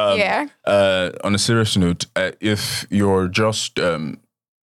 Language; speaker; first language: English; non-native, local second language; Yoruba